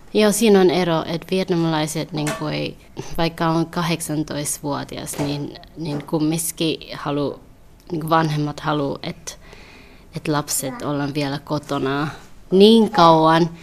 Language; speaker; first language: Finnish; early bilingual, other home language; Vietnamese